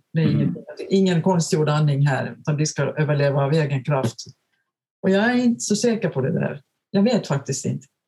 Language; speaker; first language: Swedish; native; Swedish